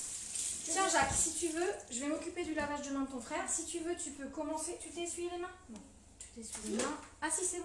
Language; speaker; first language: French; native; French